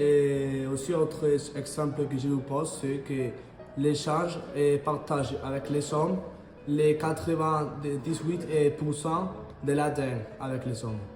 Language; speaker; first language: French; non-native, learner; Spanish